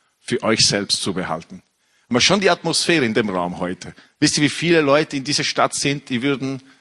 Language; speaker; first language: German; non-native, fluent; Italian